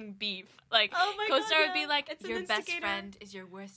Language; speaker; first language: English; native; English